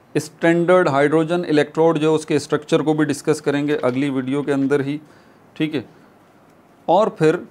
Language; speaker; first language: Urdu; native; Urdu